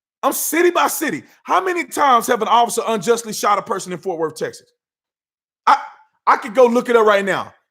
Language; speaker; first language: English; native; English